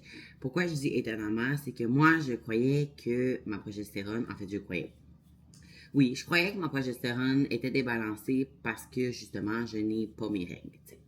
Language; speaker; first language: French; native; French